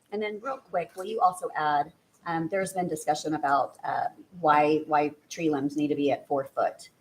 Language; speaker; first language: English; native; English